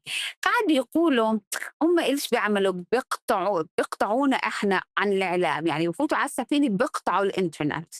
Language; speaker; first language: Arabic; early bilingual, heritage; Arabic